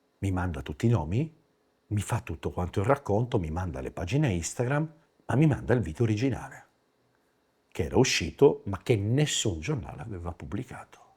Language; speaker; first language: Italian; native; Italian